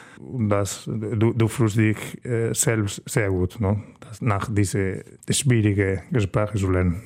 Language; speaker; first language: German; non-native, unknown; Spanish